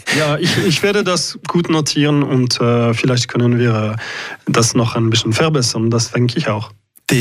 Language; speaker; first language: German; non-native, local second language; French